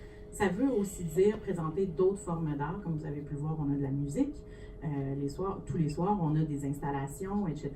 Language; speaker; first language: French; native; French